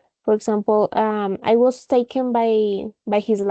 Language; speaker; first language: English; non-native, fluent; Spanish